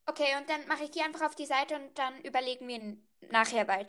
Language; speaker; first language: German; native; German